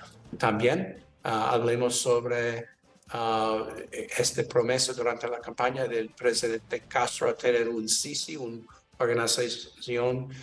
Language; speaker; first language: Spanish; non-native, learner; English